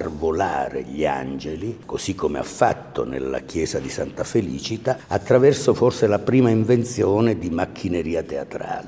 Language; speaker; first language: Italian; native; Italian